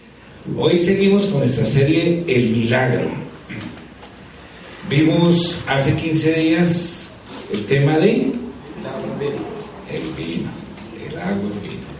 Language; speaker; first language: Spanish; native; Spanish